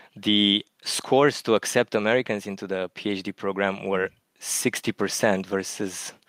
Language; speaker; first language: English; non-native, fluent; Romanian